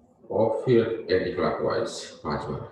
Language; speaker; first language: Hindi; native; Hindi